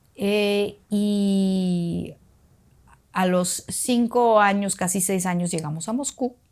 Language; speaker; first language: Spanish; early bilingual, other home language; Russian